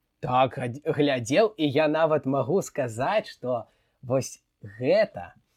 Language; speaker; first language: Belarusian; non-native, local second language; Russian